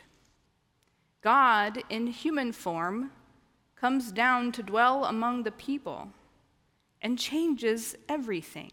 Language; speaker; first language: English; native; English